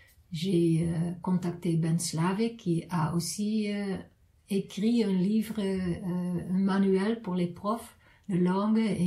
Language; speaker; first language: French; non-native, fluent; Dutch